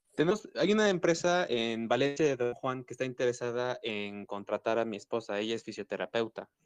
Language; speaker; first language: Spanish; native; Spanish